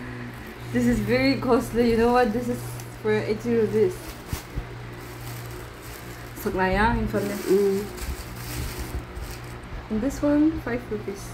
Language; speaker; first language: English; non-native, local second language; Tangkhul Naga (India)